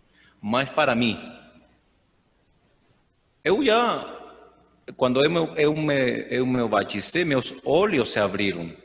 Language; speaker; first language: Portuguese; non-native, fluent; Spanish